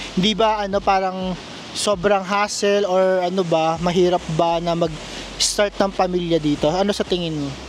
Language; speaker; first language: Filipino; native; Filipino